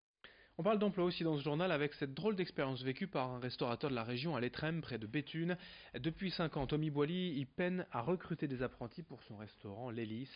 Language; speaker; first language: French; native; French